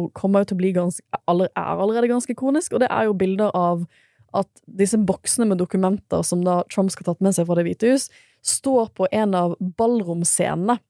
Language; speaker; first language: Norwegian; native; Norwegian